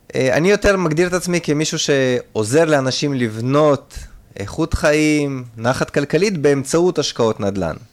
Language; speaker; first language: Hebrew; early bilingual, other home language; Russian